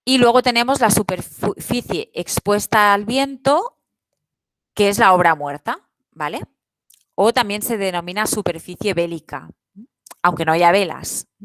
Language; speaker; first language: Spanish; non-native, local second language; Catalan